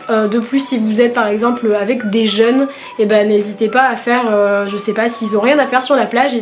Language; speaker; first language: French; native; French